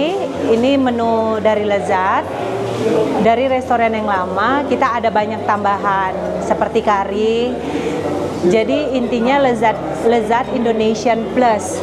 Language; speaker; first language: Indonesian; native; Indonesian